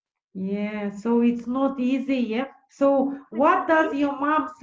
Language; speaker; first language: English; non-native, fluent; Russian